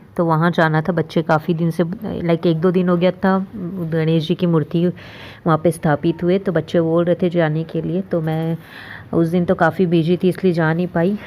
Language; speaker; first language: Hindi; native; Hindi